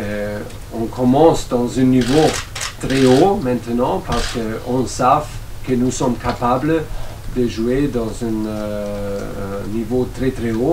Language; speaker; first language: French; non-native, learner; German